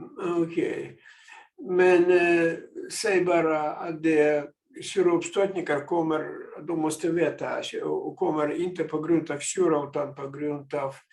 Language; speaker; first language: Swedish; non-native, fluent; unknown